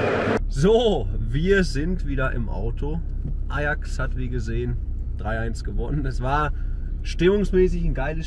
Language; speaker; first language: German; native; German